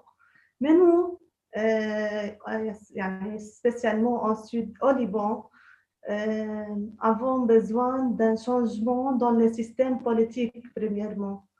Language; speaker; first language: French; non-native, local second language; Arabic